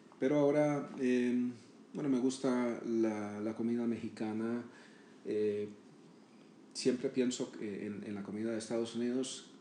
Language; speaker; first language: Spanish; native; Spanish